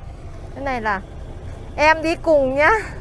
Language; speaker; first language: Vietnamese; non-native, learner; Thai